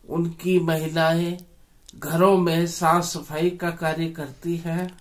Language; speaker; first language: Hindi; native; Hindi